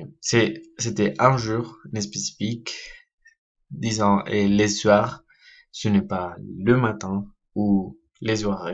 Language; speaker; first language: French; non-native, learner; Spanish